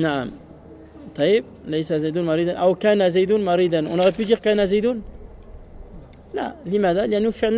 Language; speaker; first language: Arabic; non-native, fluent; French